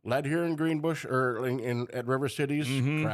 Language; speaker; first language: English; native; English